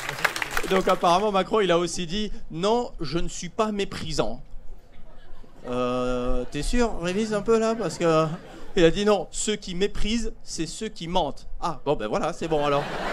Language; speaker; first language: French; native; French